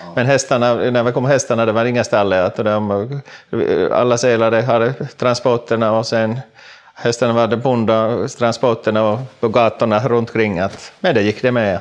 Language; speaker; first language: Swedish; non-native, local second language; Finnish